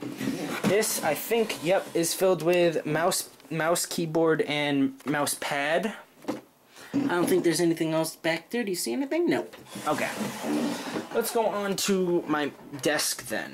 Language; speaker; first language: English; native; English